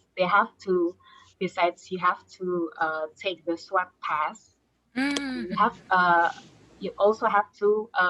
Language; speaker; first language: English; non-native, fluent; Indonesian